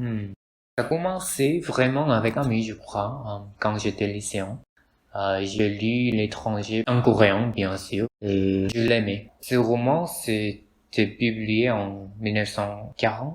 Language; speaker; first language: French; non-native, learner; Korean